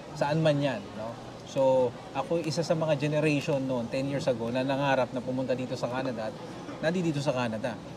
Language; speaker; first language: Filipino; non-native, local second language; Pampanga